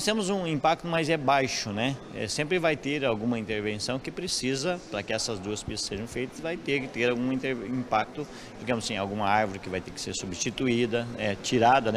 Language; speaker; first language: Portuguese; native; Portuguese